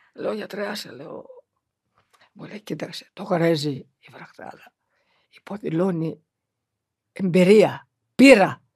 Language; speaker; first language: Greek; early bilingual, heritage; Greek